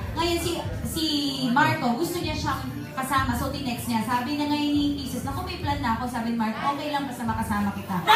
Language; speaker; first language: Filipino; native; Filipino